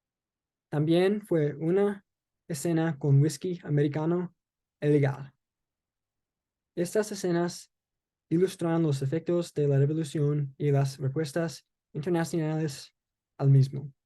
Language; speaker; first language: Spanish; non-native, learner; English